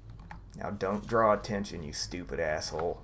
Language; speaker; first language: English; native; English